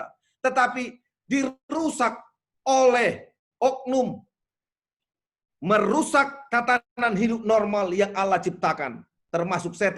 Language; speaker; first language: Indonesian; native; Indonesian